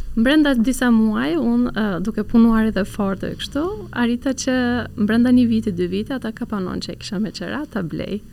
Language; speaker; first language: Albanian; early bilingual, heritage; Albanian